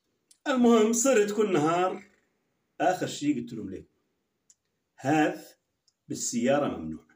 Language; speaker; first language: Arabic; native; Arabic